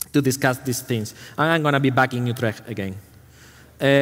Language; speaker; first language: English; non-native, fluent; Spanish